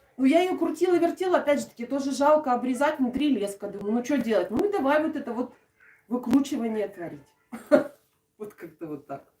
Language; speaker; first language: Russian; native; Russian